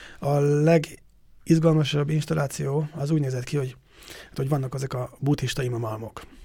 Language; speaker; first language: Hungarian; native; Hungarian